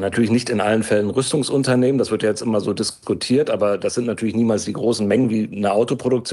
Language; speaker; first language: German; native; German